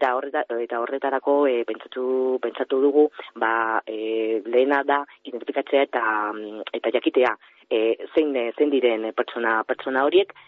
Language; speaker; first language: Basque; non-native, local second language; Spanish